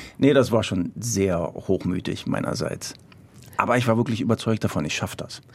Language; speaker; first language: German; early bilingual, other home language; Croatian